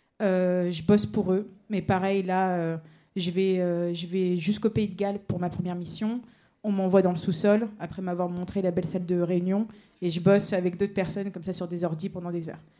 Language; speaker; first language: French; native; French